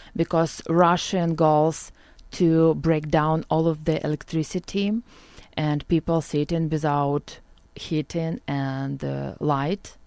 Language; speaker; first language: English; non-native, learner; Ukrainian